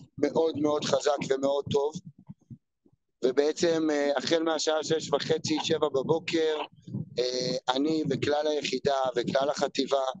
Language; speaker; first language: Hebrew; native; Hebrew